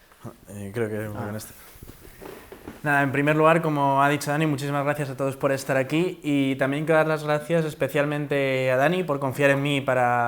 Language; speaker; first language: Spanish; native; Spanish